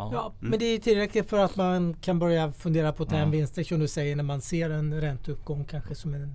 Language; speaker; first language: Swedish; native; Swedish